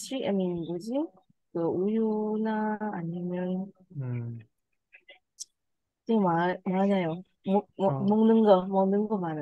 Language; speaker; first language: Korean; non-native, learner; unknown